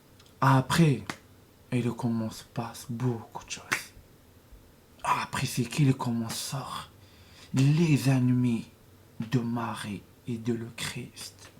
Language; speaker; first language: French; non-native, learner; Arabic